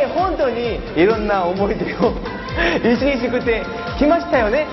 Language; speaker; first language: Japanese; non-native, fluent; Korean